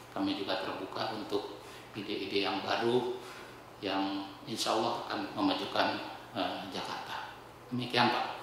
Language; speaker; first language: Indonesian; native; Indonesian